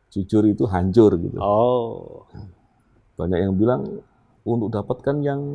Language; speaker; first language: Indonesian; native; Indonesian